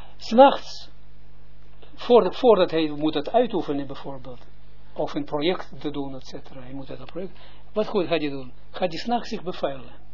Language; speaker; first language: Dutch; non-native, fluent; Hebrew